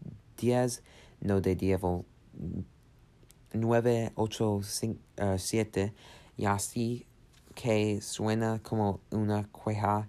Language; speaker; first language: Spanish; non-native, learner; English